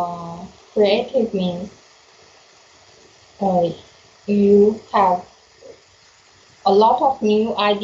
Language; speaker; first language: English; non-native, learner; Chinese